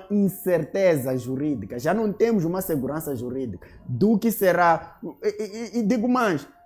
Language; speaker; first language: Portuguese; native; Portuguese